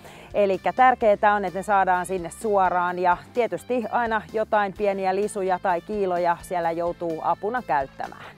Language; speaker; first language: Finnish; native; Finnish